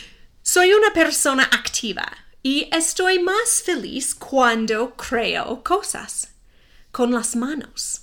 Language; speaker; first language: Spanish; non-native, fluent; English